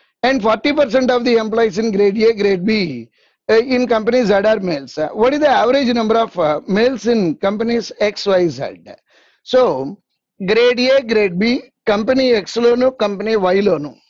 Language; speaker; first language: English; non-native, local second language; Telugu